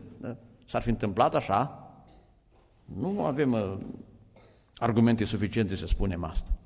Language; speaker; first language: Romanian; native; Romanian